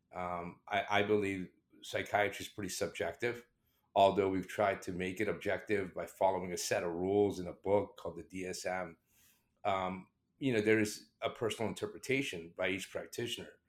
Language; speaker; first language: English; native; English